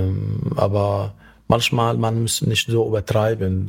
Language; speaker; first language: German; non-native, learner; Arabic